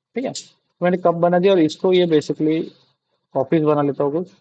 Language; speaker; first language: Hindi; non-native, local second language; Marathi